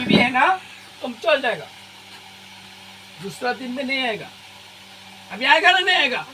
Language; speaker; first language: Hindi; non-native, learner; Bangla